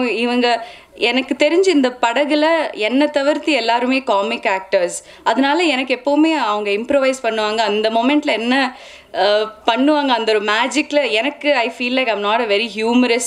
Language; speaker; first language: Tamil; non-native, local second language; Malayalam